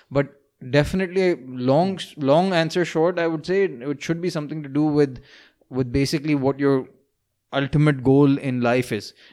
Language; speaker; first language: Urdu; native; Urdu